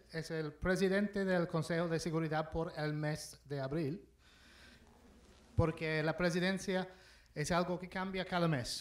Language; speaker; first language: Spanish; non-native, fluent; English